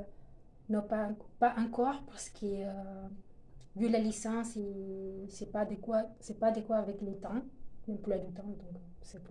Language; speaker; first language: French; non-native, fluent; Spanish